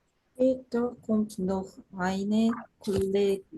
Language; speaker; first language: German; non-native, learner; Korean